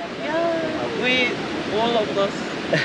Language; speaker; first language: English; non-native, learner; Korean